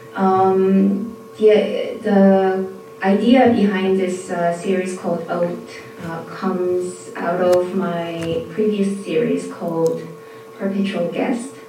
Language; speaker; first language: French; early bilingual, other home language; Korean